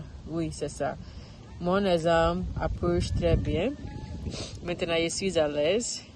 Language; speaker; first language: French; non-native, learner; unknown